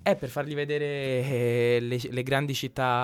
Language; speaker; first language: Italian; native; Italian